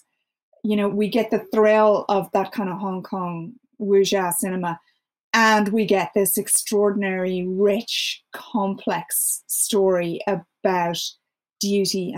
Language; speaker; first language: English; native; English